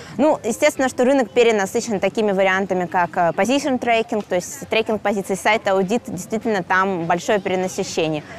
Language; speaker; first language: Russian; native; Russian